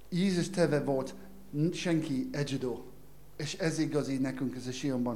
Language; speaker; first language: Hungarian; non-native, learner; English